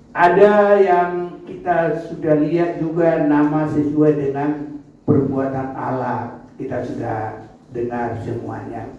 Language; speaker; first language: Indonesian; non-native, local second language; Batak Toba